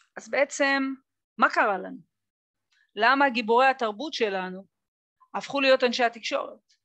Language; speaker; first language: Hebrew; native; Hebrew